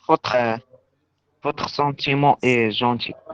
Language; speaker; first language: French; non-native, learner; Arabic